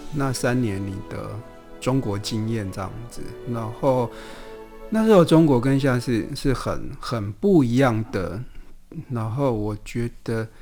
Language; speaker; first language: Chinese; native; Chinese